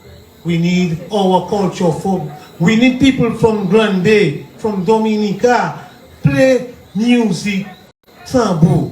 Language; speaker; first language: English; non-native, local second language; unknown